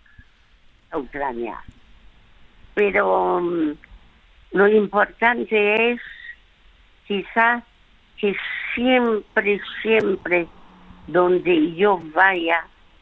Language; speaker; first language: Spanish; early bilingual, other home language; French